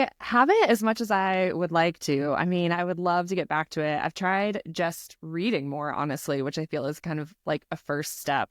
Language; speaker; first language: English; native; English